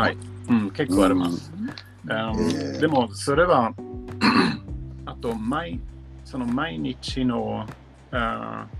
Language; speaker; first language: Japanese; non-native, learner; Swedish